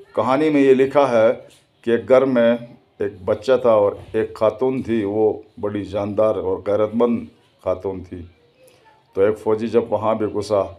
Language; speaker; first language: Urdu; native; Urdu